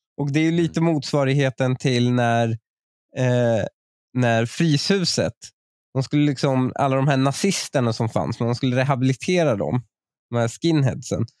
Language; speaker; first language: Swedish; native; Swedish